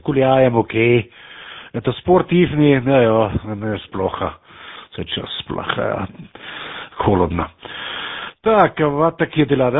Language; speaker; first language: Russian; non-native, learner; German